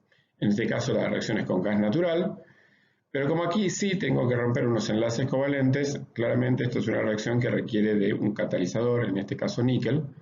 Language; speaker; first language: Spanish; native; Spanish